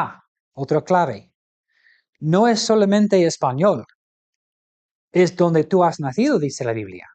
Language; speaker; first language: Spanish; non-native, fluent; English